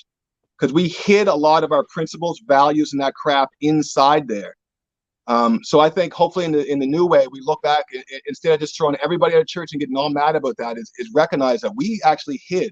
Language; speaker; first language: English; native; English